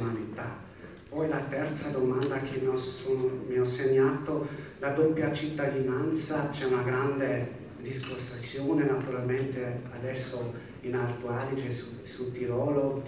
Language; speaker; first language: Italian; non-native, fluent; German